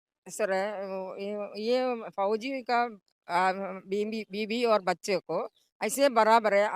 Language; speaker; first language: Hindi; non-native, local second language; Malayalam